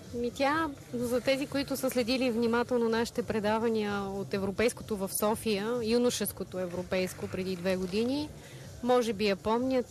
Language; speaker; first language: Bulgarian; native; Bulgarian